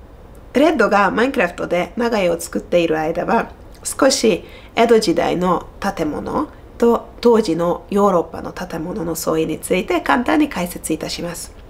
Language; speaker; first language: Japanese; non-native, fluent; Hungarian